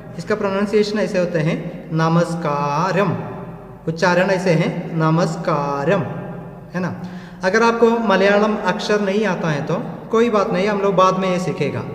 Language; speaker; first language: Hindi; non-native, local second language; Malayalam